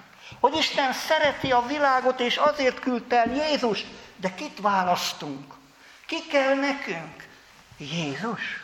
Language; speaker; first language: Hungarian; native; Hungarian